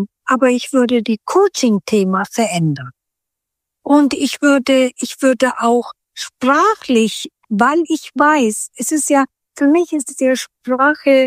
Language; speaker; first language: German; non-native, fluent; Turkish